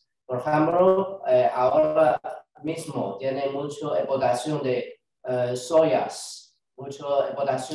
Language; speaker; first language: Spanish; non-native, learner; Chinese